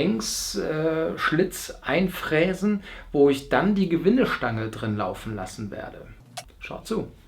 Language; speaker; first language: German; native; German